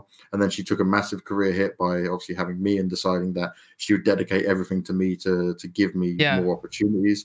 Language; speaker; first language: English; native; English